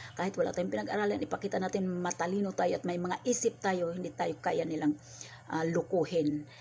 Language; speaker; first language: Filipino; non-native, local second language; Waray